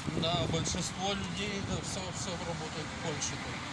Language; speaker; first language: Russian; non-native, local second language; Ukrainian